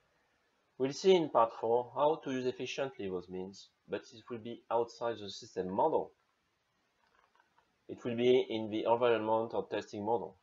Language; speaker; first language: English; non-native, fluent; French